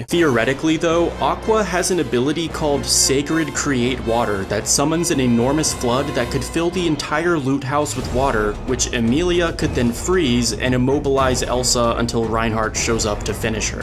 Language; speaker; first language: English; native; English